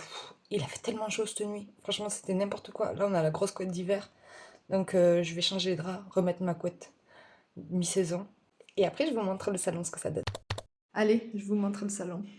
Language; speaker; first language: French; native; French